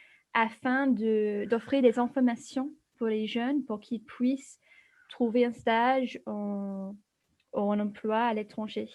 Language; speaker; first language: French; non-native, fluent; English